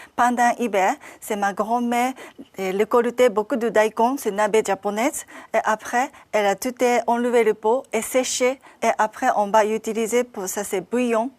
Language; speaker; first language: French; non-native, learner; Japanese